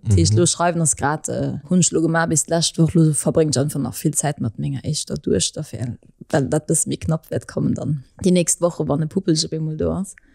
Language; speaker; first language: Luxembourgish; early bilingual, other home language; French